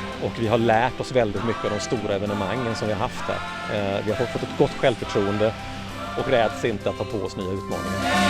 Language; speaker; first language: Swedish; native; Swedish